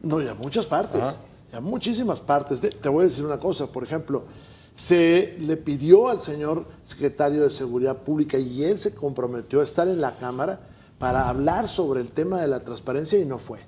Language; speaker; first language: Spanish; native; Spanish